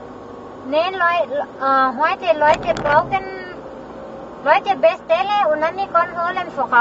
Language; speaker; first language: German; non-native, learner; Thai